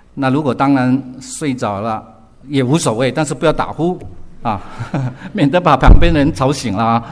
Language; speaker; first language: Chinese; early bilingual, other home language; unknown